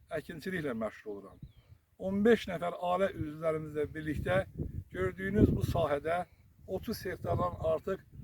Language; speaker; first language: Azerbaijani; native; Azerbaijani